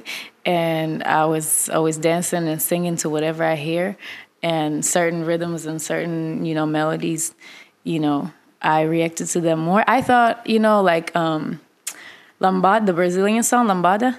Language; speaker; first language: English; non-native, fluent; Russian